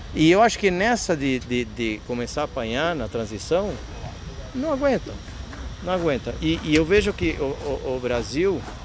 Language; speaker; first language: Portuguese; non-native, fluent; Spanish